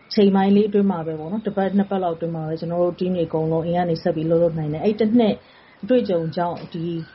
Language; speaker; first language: Burmese; native; Burmese